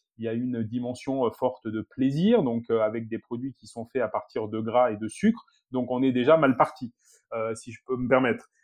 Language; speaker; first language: French; native; French